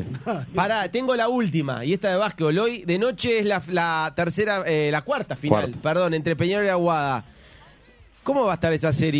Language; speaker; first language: Spanish; native; Spanish